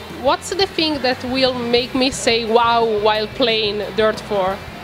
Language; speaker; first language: English; non-native, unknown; Italian